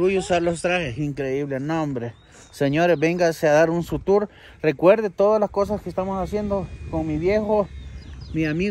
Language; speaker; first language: Spanish; native; Spanish